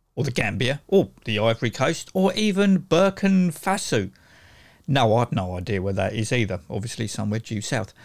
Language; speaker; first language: English; native; English